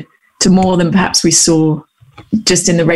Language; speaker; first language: English; native; English